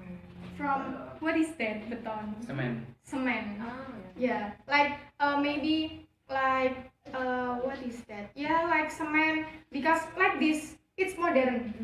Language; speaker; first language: English; non-native, learner; Javanese